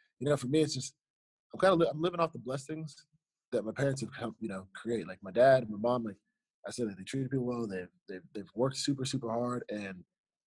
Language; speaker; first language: English; native; English